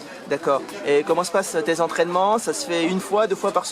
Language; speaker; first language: French; native; French